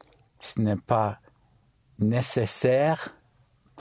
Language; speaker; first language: French; non-native, learner; English